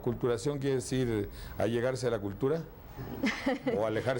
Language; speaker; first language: Spanish; native; Spanish